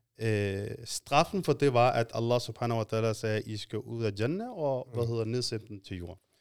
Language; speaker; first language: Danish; early bilingual, other home language; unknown